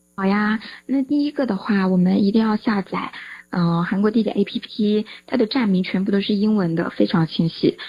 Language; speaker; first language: Chinese; native; Chinese